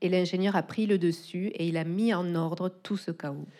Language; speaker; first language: French; native; French